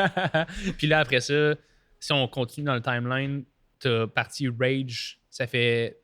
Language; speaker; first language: French; native; French